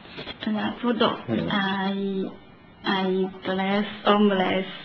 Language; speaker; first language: Spanish; non-native, learner; Chinese